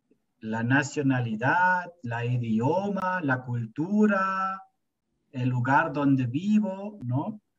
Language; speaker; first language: Spanish; non-native, fluent; German